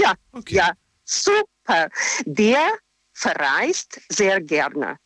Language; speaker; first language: German; non-native, learner; Russian